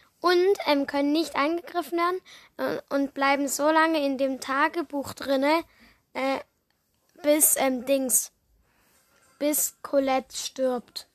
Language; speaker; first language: German; native; German